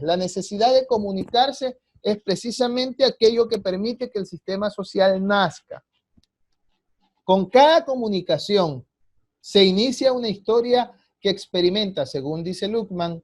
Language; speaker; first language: Spanish; native; Spanish